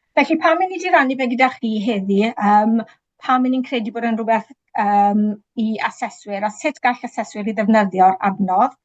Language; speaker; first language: Welsh; native; Welsh